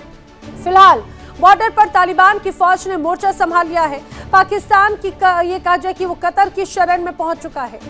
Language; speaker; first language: Hindi; native; Hindi